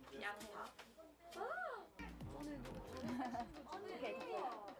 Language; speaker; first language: Korean; non-native, fluent; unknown